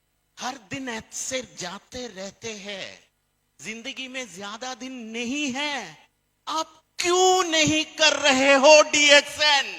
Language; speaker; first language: Hindi; non-native, fluent; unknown